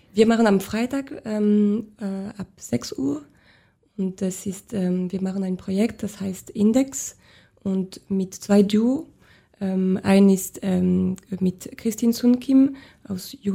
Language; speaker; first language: German; non-native, local second language; French